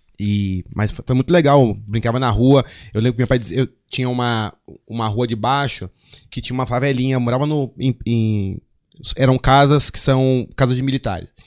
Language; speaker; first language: Portuguese; native; Portuguese